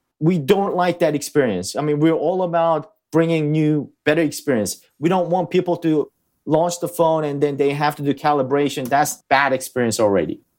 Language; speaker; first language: English; early bilingual, other home language; Korean